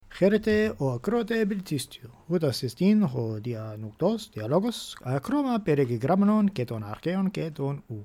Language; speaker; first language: Greek; non-native, fluent; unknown